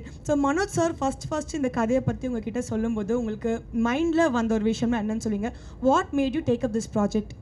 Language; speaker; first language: Tamil; native; Tamil